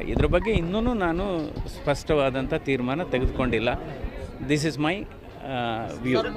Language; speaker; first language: Kannada; native; Kannada